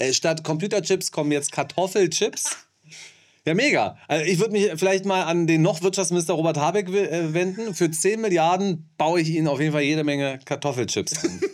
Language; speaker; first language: German; native; German